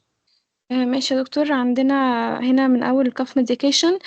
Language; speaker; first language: Arabic; native; Arabic